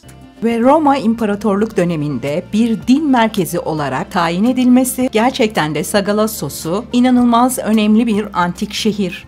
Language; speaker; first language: Turkish; native; Turkish